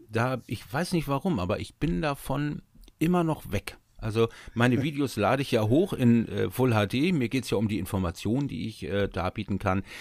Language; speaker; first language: German; native; German